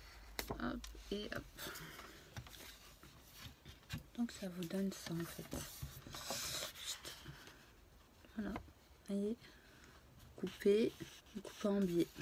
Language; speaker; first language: French; native; French